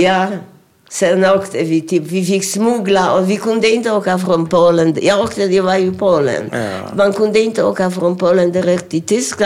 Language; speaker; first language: Swedish; non-native, fluent; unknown